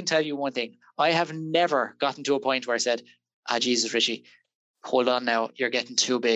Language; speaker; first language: English; native; English